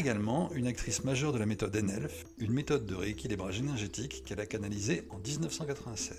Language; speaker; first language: French; native; French